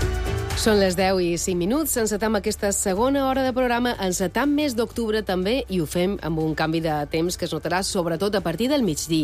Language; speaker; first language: Catalan; native; Catalan